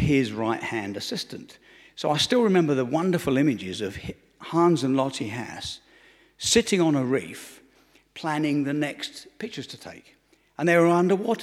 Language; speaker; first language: English; native; English